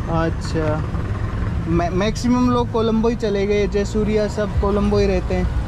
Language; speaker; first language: Hindi; native; Hindi